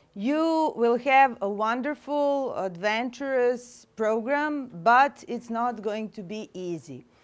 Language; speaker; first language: English; non-native, fluent; Serbian